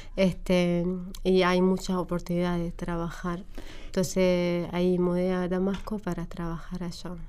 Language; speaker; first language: Spanish; non-native, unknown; Arabic